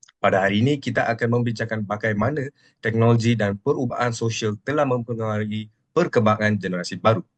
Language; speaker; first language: Malay; non-native, local second language; Telugu